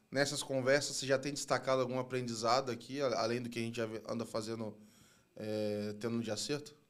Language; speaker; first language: Portuguese; native; Portuguese